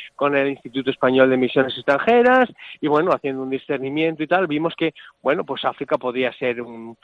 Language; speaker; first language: Spanish; native; Spanish